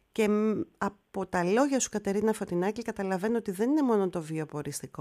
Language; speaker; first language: Greek; native; Greek